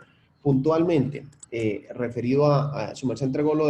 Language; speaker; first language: Spanish; native; Spanish